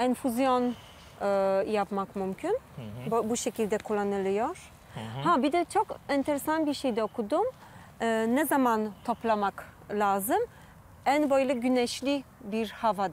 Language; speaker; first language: Turkish; non-native, fluent; Polish